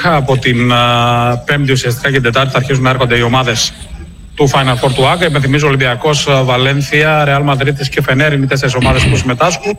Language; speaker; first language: Greek; native; Greek